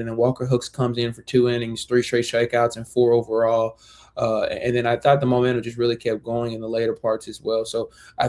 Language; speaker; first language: English; native; English